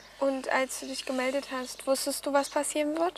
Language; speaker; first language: German; native; German